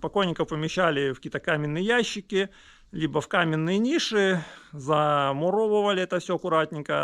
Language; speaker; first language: Russian; native; Russian